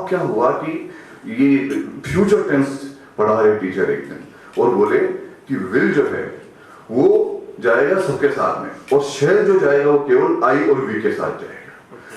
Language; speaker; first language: Hindi; non-native, local second language; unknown